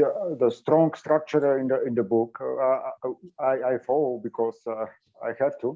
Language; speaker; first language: English; non-native, learner; Bulgarian